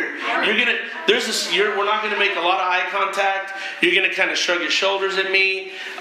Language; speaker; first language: English; native; English